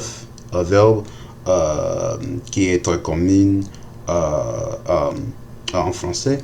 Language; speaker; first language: French; non-native, learner; English